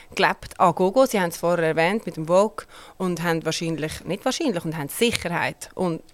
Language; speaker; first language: German; native; German